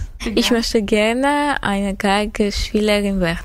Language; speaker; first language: German; non-native, learner; Armenian